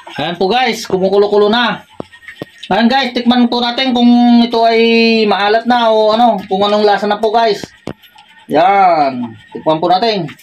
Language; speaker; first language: Filipino; non-native, local second language; Iloko